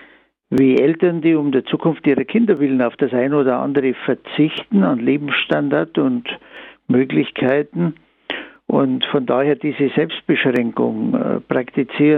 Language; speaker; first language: German; native; German